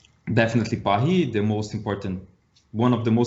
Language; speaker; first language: English; non-native, learner; Portuguese